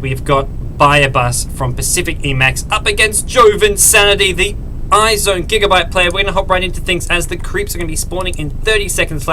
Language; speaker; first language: English; native; English